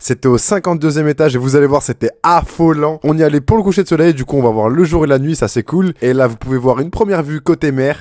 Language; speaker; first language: French; native; French